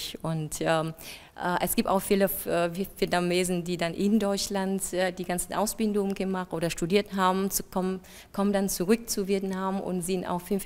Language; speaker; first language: German; non-native, fluent; Vietnamese